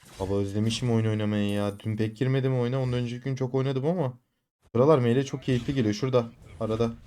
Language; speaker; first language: Turkish; native; Turkish